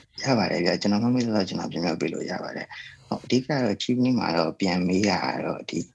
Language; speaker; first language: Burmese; native; Burmese